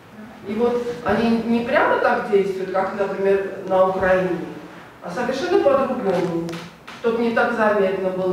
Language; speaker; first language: Russian; non-native, local second language; Armenian